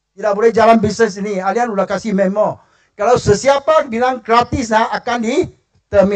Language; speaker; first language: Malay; non-native, local second language; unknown